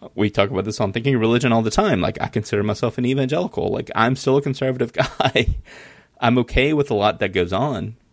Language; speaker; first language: English; native; English